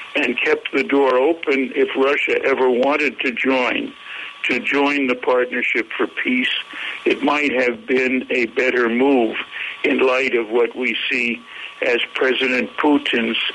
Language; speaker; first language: English; native; English